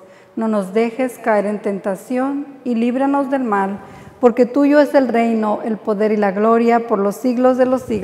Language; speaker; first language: Spanish; native; Spanish